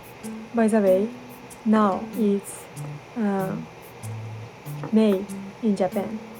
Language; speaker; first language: English; non-native, learner; Japanese